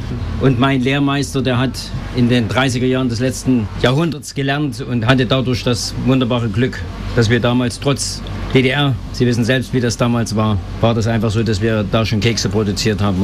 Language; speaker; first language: German; native; German